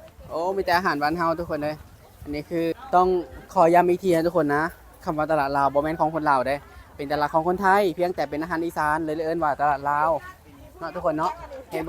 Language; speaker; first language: Thai; non-native, local second language; Northeastern Thai